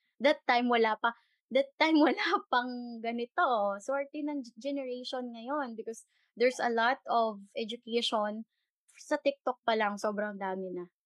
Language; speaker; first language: Filipino; non-native, local second language; Hiligaynon